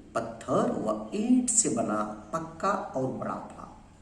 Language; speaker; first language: Hindi; non-native, local second language; Kannada